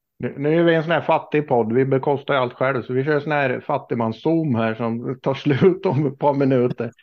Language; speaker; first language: Swedish; native; Swedish